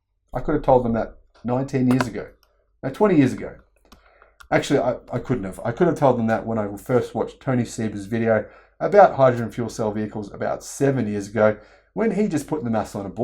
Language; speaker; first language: English; native; English